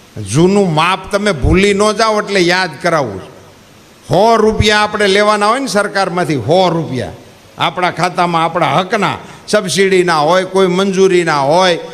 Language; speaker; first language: Gujarati; native; Gujarati